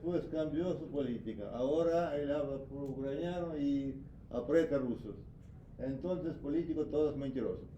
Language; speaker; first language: Spanish; non-native, learner; Russian